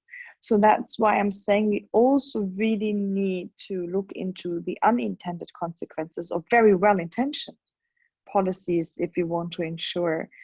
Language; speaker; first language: English; non-native, fluent; German